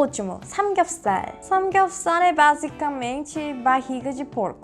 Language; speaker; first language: Portuguese; non-native, fluent; Korean